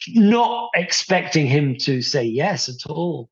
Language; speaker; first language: English; native; English